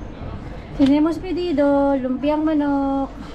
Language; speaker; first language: Spanish; non-native, learner; Filipino